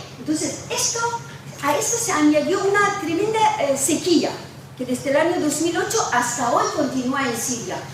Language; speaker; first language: Spanish; non-native, fluent; Persian